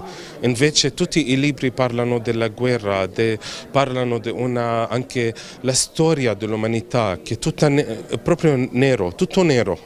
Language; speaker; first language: Italian; non-native, fluent; Arabic